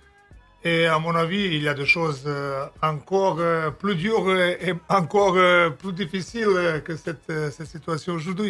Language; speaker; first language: French; non-native, fluent; Serbian